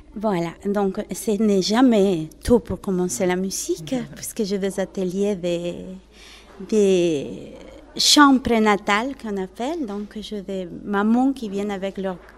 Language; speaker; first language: French; non-native, fluent; Spanish